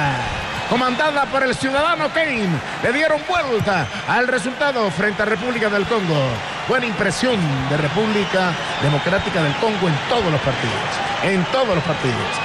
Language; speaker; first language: Spanish; native; Spanish